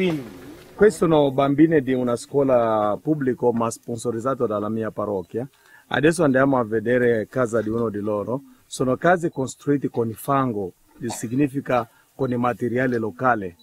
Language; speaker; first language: Italian; non-native, fluent; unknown